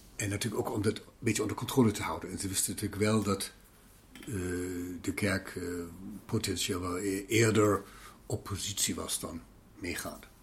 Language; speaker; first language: Dutch; non-native, fluent; German